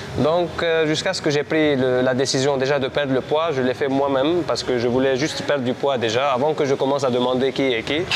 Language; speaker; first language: French; non-native, local second language; Armenian